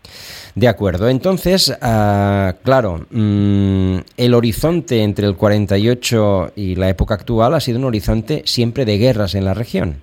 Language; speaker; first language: Spanish; non-native, local second language; Catalan